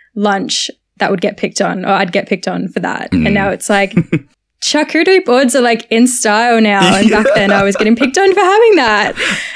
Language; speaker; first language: English; native; English